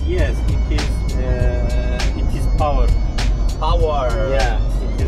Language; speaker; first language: English; non-native, learner; Turkish